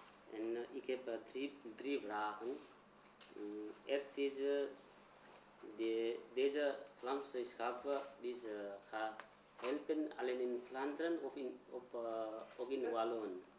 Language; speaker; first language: Dutch; non-native, learner; Nepali